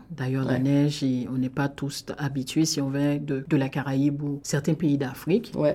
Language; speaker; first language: French; non-native, local second language; Haitian Creole